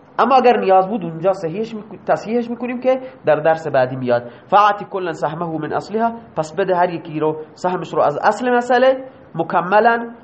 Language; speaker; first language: Persian; non-native, local second language; Baluchi